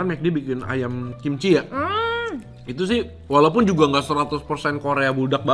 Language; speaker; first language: Indonesian; native; Indonesian